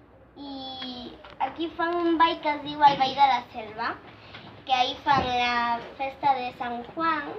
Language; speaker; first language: Catalan; early bilingual, other home language; Spanish